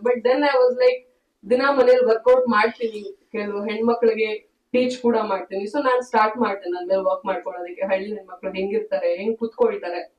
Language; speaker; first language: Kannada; native; Kannada